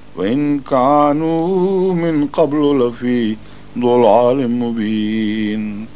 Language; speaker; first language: Arabic; non-native, fluent; Urdu